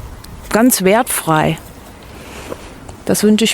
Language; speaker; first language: German; native; German